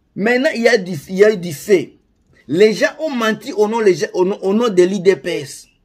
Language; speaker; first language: French; non-native, local second language; Lingala